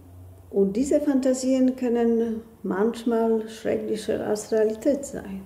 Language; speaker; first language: German; non-native, fluent; Polish